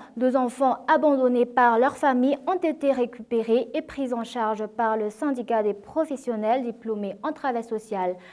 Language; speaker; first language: French; non-native, local second language; Malagasy